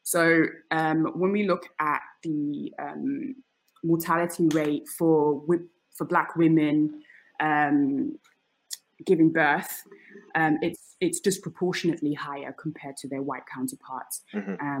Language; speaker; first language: English; native; English